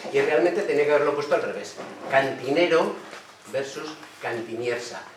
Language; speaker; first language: Spanish; native; Spanish